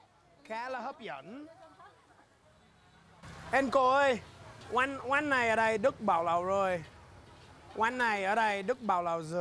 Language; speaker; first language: Vietnamese; early bilingual, heritage; English